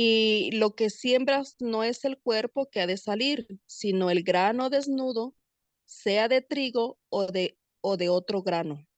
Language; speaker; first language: Spanish; native; Spanish